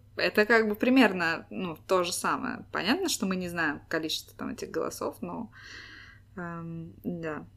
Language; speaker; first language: Russian; native; Russian